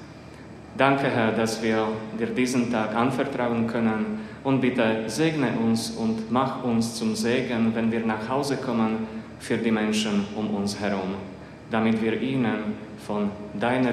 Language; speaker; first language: German; non-native, fluent; Slovak